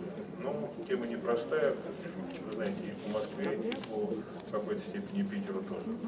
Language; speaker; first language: Russian; native; Russian